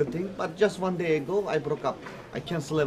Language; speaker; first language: English; non-native, learner; Turkish